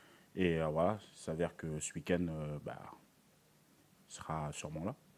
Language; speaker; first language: French; native; French